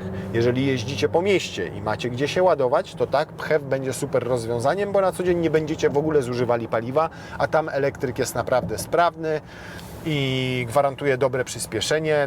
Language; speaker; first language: Polish; native; Polish